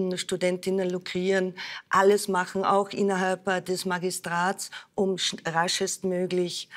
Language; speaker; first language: German; native; German